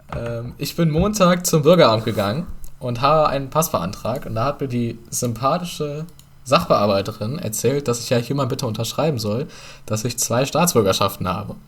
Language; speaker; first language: German; early bilingual, other home language; Turkish